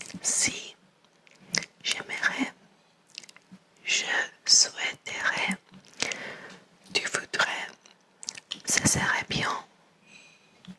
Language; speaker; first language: French; non-native, learner; English